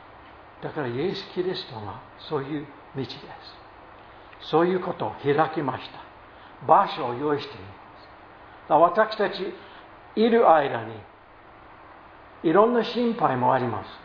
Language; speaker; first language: Japanese; non-native, fluent; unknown